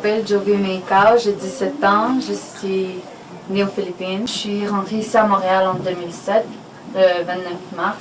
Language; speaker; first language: French; early bilingual, other home language; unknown